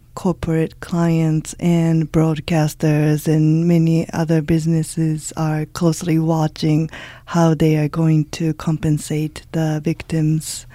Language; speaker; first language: English; early bilingual, other home language; Japanese